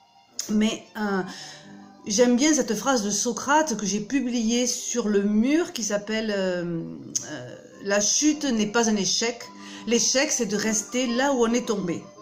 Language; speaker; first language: French; native; French